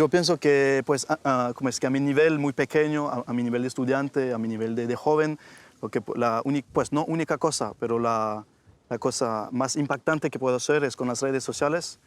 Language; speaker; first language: Spanish; non-native, fluent; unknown